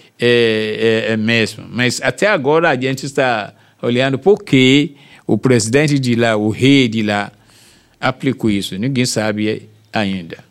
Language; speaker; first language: Portuguese; non-native, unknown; Yoruba